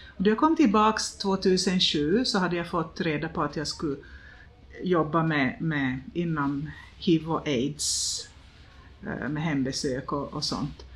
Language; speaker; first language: Swedish; native; Swedish